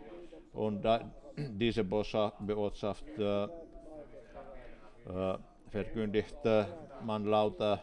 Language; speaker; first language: German; non-native, fluent; Finnish